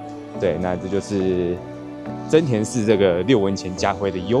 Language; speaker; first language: Chinese; native; Chinese